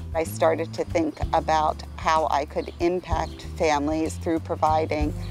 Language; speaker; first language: English; native; English